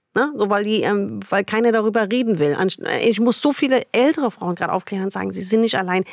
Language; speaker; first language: German; non-native, fluent; English